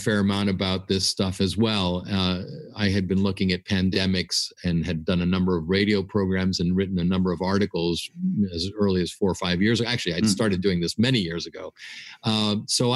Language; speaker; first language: English; native; English